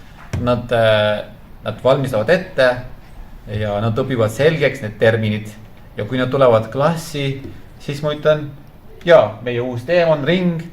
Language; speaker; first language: Estonian; non-native, fluent; Turkish